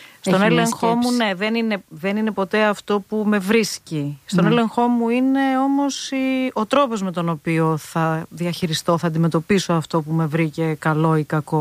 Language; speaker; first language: Greek; native; Greek